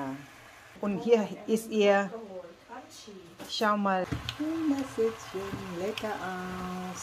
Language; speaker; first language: German; non-native, learner; Filipino